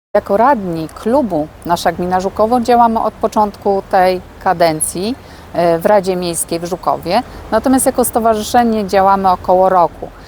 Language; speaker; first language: Polish; native; Polish